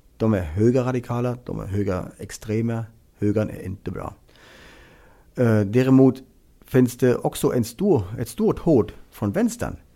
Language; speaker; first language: Swedish; non-native, fluent; German